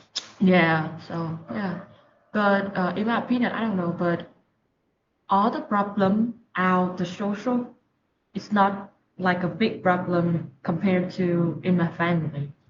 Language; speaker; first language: English; non-native, learner; Vietnamese